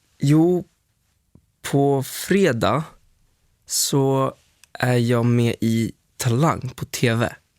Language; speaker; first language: Swedish; early bilingual, other home language; Spanish